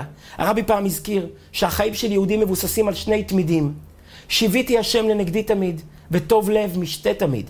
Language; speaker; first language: Hebrew; native; Hebrew